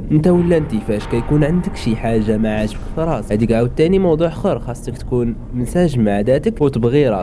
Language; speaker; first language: Arabic; native; Arabic